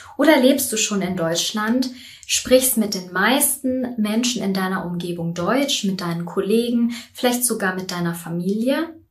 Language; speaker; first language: German; native; German